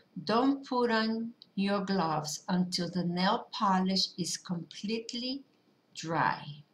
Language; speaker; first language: English; early bilingual, other home language; Spanish